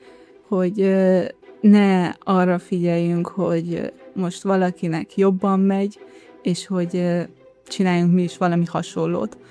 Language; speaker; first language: Hungarian; early bilingual, other home language; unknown